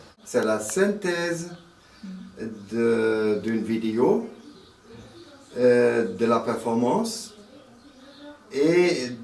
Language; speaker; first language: French; non-native, fluent; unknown